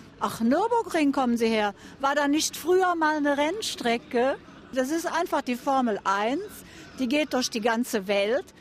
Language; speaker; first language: German; native; German